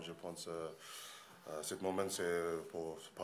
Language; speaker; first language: French; non-native, learner; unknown